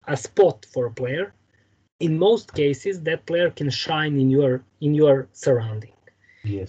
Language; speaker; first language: English; non-native, fluent; Serbian